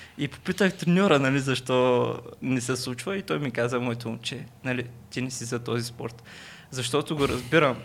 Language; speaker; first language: Bulgarian; non-native, local second language; Turkish